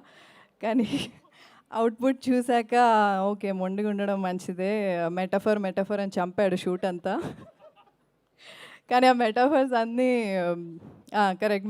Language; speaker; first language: Telugu; native; Telugu